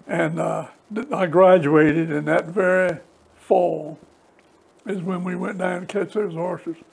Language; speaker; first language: English; native; English